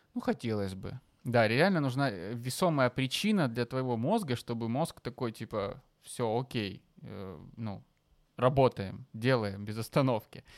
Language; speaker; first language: Russian; native; Russian